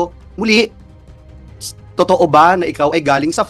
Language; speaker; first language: Filipino; native; Filipino